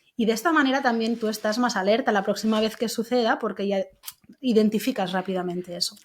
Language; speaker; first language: Spanish; native; Spanish